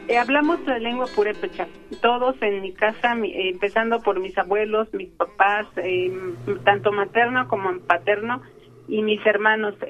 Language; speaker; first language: Spanish; non-native, local second language; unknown